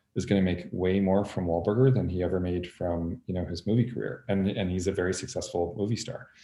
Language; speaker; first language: English; native; English